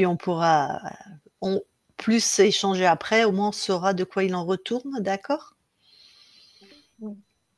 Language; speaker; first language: French; native; French